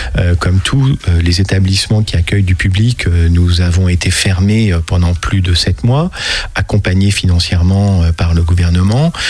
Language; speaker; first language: French; native; French